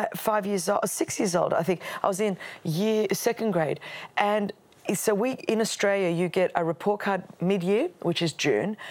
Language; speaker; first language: English; non-native, local second language; Greek